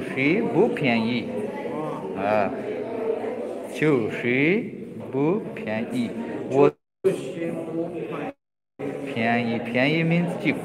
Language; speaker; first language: Chinese; non-native, learner; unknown